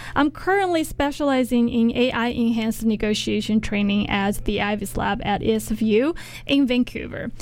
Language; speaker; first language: English; non-native, fluent; Chinese